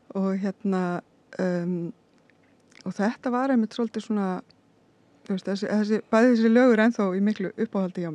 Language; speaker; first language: Icelandic; native; Icelandic